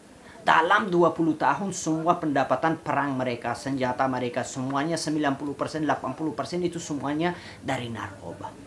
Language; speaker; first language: Indonesian; non-native, fluent; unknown